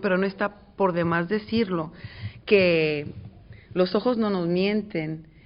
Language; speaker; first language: Spanish; native; Spanish